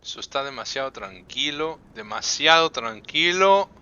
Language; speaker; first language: Spanish; native; Spanish